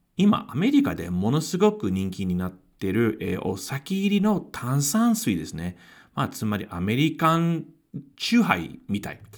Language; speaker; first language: Japanese; non-native, fluent; English